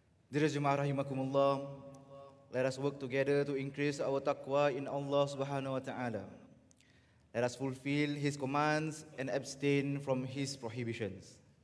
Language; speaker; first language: English; non-native, local second language; Malay